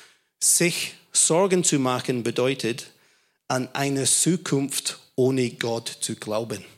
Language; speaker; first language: German; non-native, fluent; English